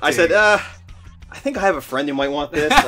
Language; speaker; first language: English; native; English